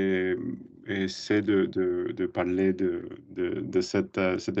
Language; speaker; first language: French; non-native, learner; English